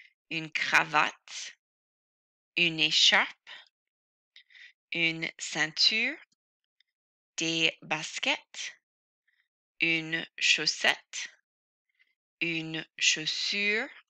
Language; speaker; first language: French; non-native, fluent; English